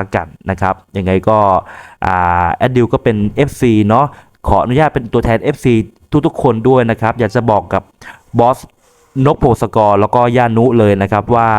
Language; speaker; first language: Thai; native; Thai